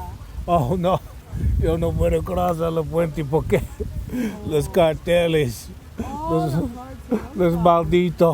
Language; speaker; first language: Spanish; non-native, learner; English